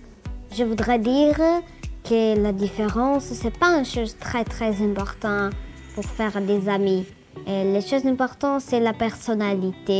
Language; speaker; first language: French; non-native, learner; Greek